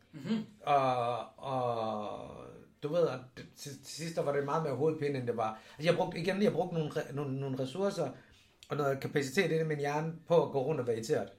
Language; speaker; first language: Danish; native; Danish